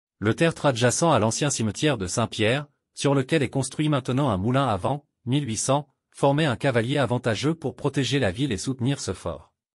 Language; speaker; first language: French; native; French